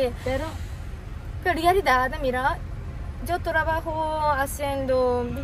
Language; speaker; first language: Spanish; non-native, learner; Japanese